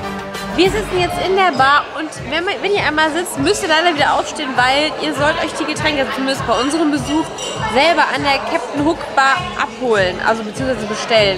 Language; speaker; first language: German; native; German